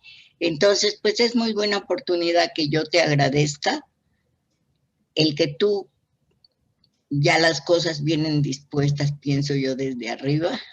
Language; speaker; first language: Spanish; native; Spanish